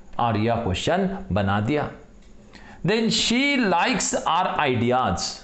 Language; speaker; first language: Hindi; non-native, local second language; Marathi